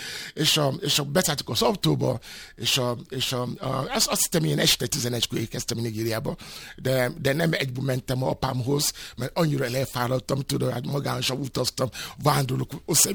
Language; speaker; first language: Hungarian; non-native, fluent; Yoruba